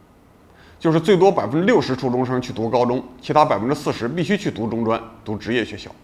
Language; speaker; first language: Chinese; native; Chinese